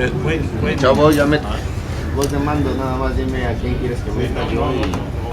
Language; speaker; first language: Spanish; native; Spanish